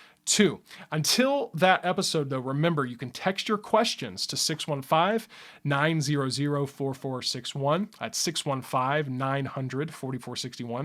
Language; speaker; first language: English; native; English